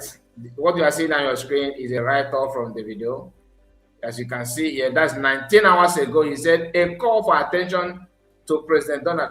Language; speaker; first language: English; non-native, local second language; Igbo